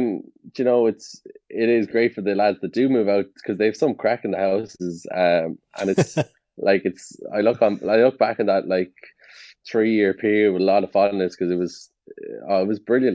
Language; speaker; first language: English; native; English